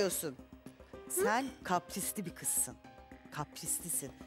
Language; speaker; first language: Turkish; native; Turkish